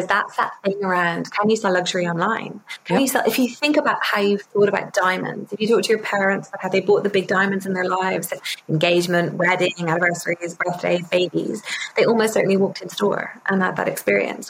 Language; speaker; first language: English; native; English